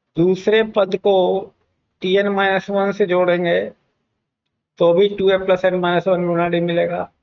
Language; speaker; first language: Hindi; native; Hindi